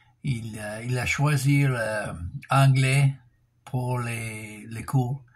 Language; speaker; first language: French; non-native, local second language; English